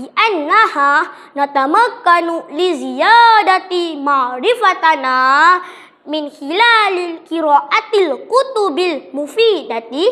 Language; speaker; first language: Arabic; non-native, learner; Malay